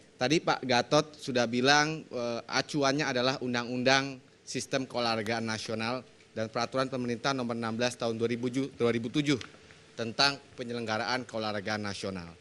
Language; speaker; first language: Indonesian; native; Indonesian